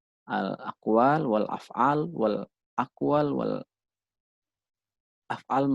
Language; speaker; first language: Arabic; non-native, fluent; Indonesian